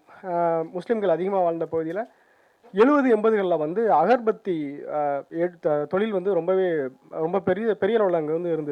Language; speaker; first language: Tamil; native; Tamil